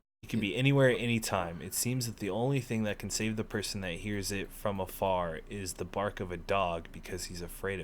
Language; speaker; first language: English; native; English